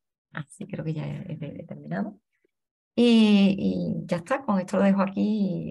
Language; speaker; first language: Spanish; native; Spanish